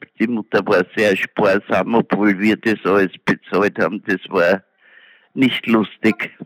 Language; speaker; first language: German; native; German